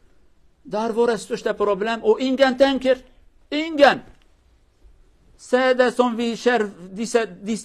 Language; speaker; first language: Norwegian; non-native, fluent; Kurdish